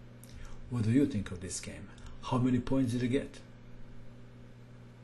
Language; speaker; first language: English; non-native, fluent; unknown